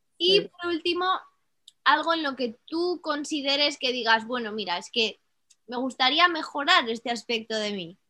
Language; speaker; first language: Spanish; native; Spanish